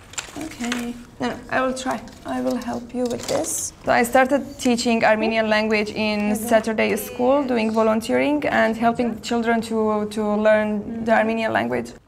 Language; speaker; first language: English; non-native, learner; Armenian